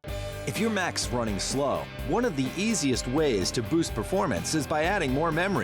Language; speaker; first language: English; native; English